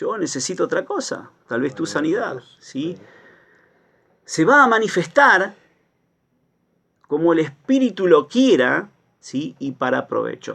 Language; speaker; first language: Spanish; native; Spanish